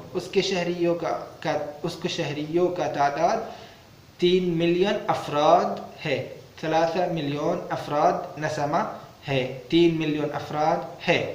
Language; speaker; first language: Hindi; non-native, learner; Arabic